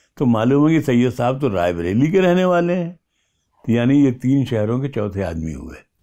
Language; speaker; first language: Hindi; native; Hindi